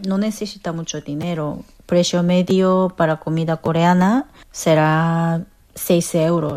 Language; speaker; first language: Spanish; non-native, fluent; Korean